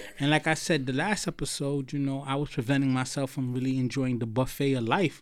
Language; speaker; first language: English; early bilingual, other home language; Haitian Creole